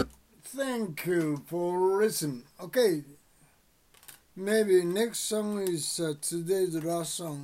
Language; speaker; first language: English; non-native, learner; Japanese